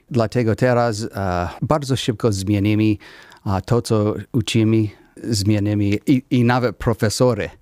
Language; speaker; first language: Polish; non-native, learner; English